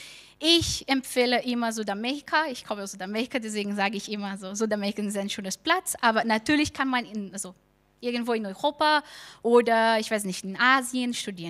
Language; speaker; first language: German; non-native, fluent; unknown